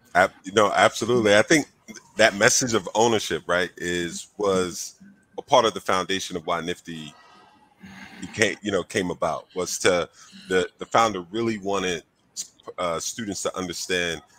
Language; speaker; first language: English; native; English